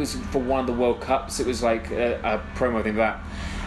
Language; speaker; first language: English; native; English